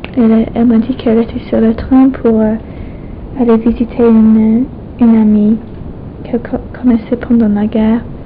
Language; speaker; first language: French; non-native, fluent; English